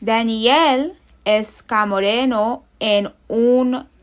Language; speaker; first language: Spanish; non-native, learner; English